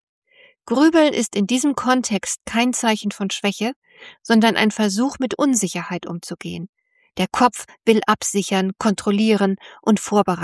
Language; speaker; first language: German; native; German